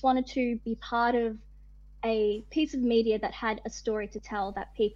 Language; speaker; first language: English; native; English